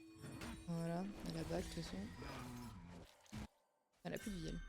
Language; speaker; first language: French; native; French